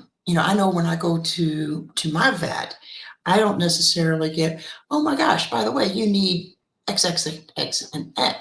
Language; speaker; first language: English; native; English